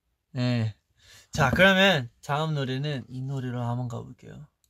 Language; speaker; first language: Korean; early bilingual, heritage; Korean